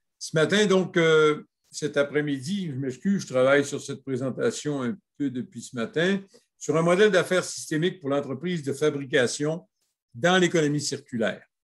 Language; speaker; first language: French; native; French